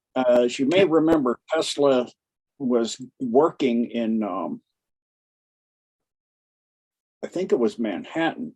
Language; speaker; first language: English; native; English